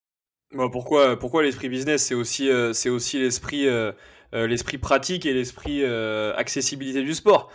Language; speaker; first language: French; native; French